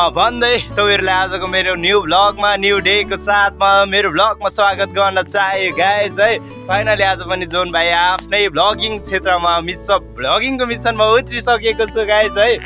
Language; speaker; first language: Nepali; non-native, local second language; Eastern Tamang